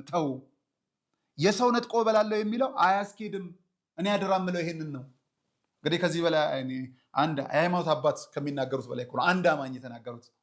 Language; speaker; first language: Amharic; non-native, local second language; Oromo